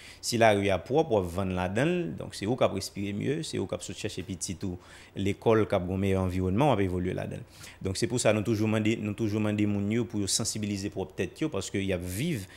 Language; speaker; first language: French; non-native, local second language; Haitian Creole